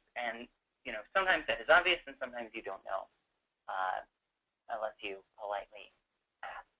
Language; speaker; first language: English; native; English